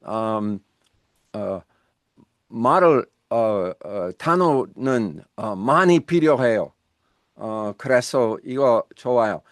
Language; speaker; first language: Korean; non-native, learner; English